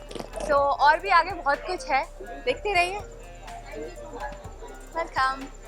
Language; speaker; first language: Hindi; native; Hindi